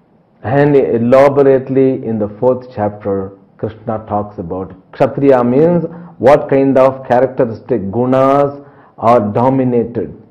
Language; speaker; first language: English; non-native, local second language; Telugu